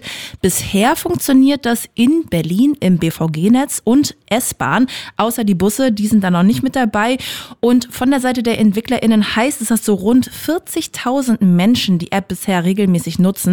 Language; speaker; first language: German; native; German